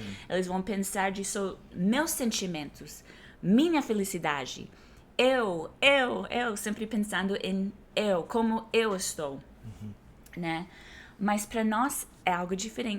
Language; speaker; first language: Portuguese; non-native, fluent; English